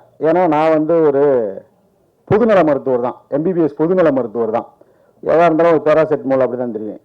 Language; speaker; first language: Tamil; native; Tamil